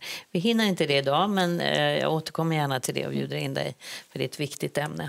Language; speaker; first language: Swedish; native; Swedish